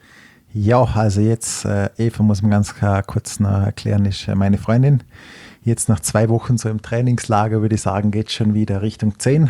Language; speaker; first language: German; native; German